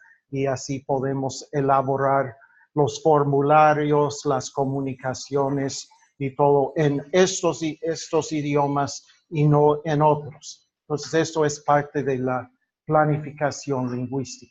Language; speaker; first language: Spanish; non-native, fluent; English